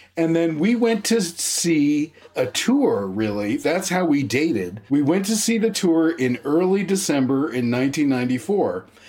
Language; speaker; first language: English; native; English